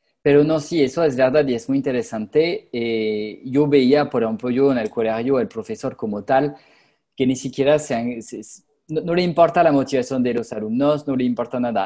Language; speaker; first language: Spanish; non-native, fluent; French